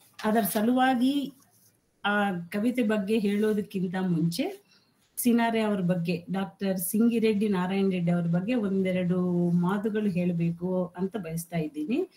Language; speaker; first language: Kannada; non-native, local second language; Telugu